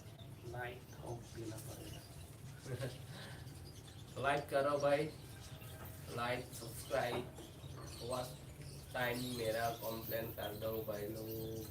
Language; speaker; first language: Hindi; non-native, local second language; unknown